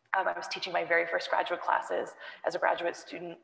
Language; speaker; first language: English; native; English